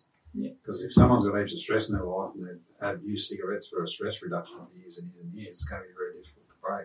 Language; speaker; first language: English; native; English